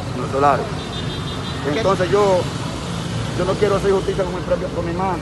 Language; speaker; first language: Spanish; native; Spanish